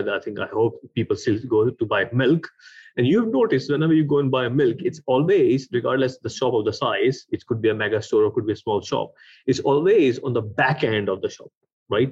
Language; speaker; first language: English; non-native, local second language; Urdu